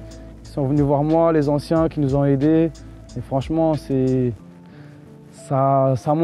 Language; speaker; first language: French; early bilingual, other home language; Portuguese